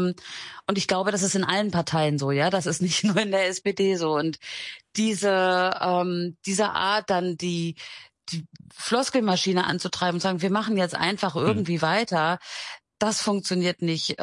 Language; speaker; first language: German; native; German